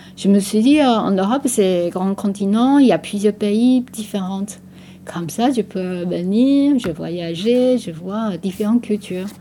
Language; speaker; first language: French; non-native, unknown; Min Nan Chinese